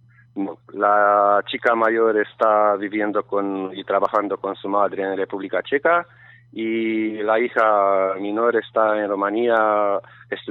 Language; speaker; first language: Spanish; non-native, learner; Romanian